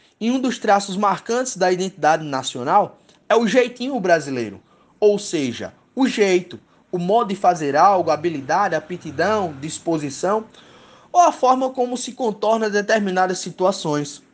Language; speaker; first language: Portuguese; native; Portuguese